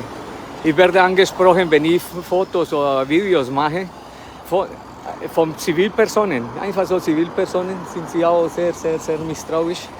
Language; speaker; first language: German; non-native, fluent; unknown